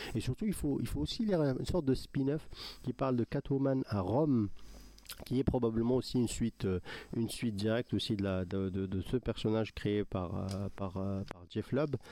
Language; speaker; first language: French; non-native, local second language; Arabic